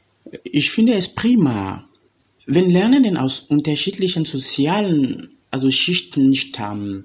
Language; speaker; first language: German; non-native, fluent; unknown